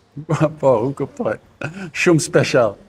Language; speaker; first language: Albanian; non-native, learner; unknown